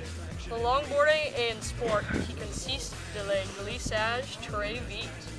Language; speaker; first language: French; non-native, learner; English